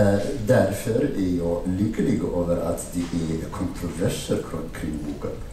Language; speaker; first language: Swedish; non-native, fluent; Arabic